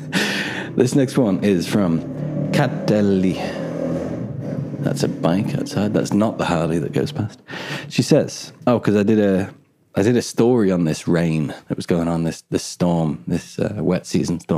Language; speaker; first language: English; native; English